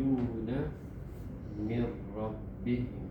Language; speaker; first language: Arabic; non-native, fluent; Malay